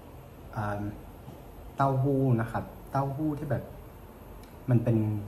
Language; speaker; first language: Thai; non-native, fluent; Vietnamese